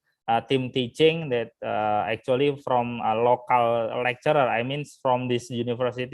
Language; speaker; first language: English; non-native, fluent; Indonesian